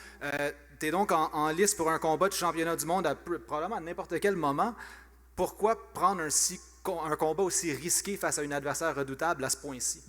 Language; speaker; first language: French; native; French